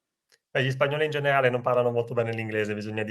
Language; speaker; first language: Italian; native; Italian